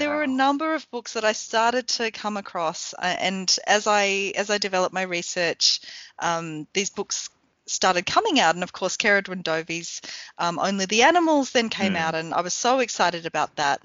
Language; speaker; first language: English; native; English